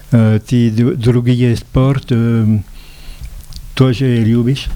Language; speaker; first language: Russian; non-native, learner; French